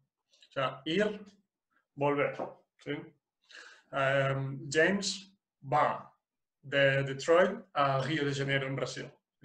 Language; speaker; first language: Spanish; non-native, fluent; English